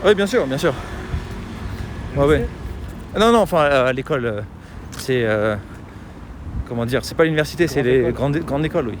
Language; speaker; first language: French; native; French